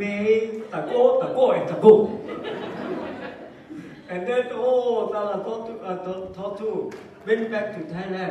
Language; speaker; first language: English; non-native, learner; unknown